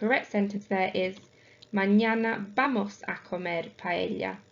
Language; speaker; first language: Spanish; non-native, fluent; English